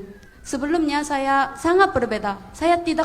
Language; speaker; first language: Indonesian; non-native, fluent; Korean